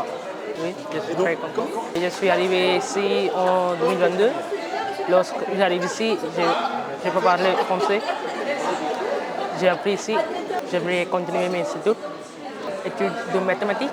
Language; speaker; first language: French; non-native, learner; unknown